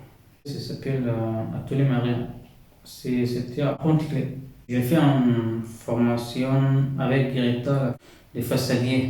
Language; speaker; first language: French; non-native, fluent; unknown